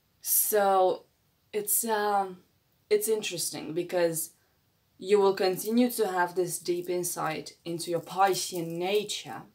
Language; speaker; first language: English; non-native, fluent; Romanian